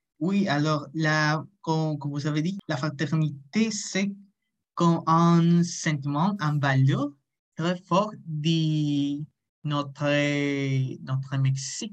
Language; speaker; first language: French; non-native, learner; Spanish